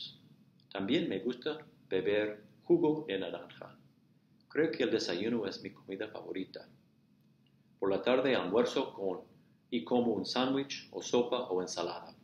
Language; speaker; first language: Spanish; non-native, fluent; English